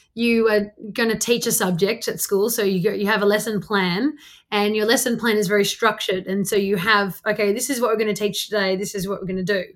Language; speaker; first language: English; native; English